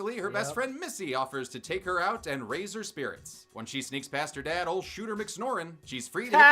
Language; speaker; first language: English; native; English